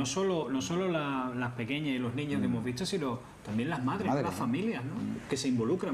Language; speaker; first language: Spanish; native; Spanish